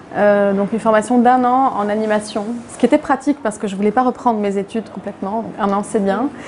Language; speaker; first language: French; non-native, local second language; Arabic